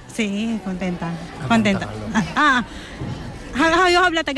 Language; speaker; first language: Spanish; non-native, learner; Filipino